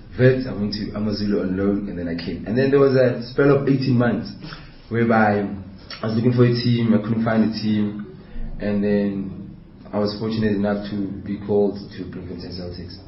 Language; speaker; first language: English; non-native, local second language; Southern Sotho